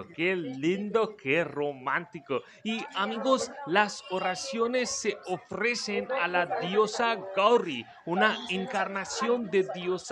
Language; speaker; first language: Spanish; non-native, fluent; Hindi